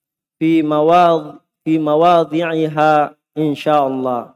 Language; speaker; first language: Arabic; non-native, fluent; Indonesian